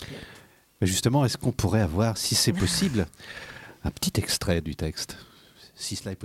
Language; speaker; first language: French; native; French